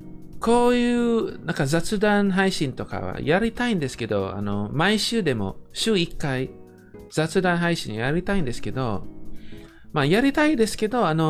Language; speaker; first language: Japanese; non-native, fluent; English